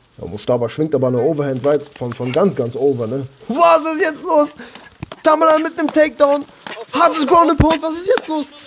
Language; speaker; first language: German; early bilingual, other home language; Armenian